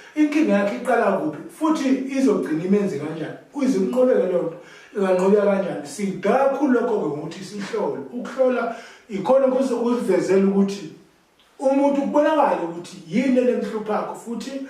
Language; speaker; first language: Zulu; native; Zulu